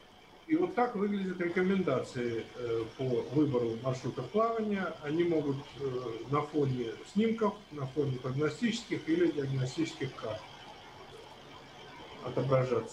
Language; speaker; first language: Russian; native; Russian